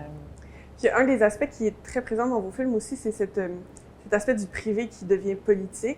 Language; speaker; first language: French; native; French